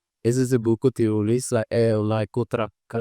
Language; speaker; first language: Portuguese; non-native, fluent; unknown